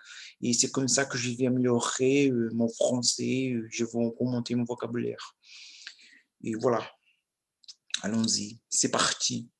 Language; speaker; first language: French; non-native, learner; Portuguese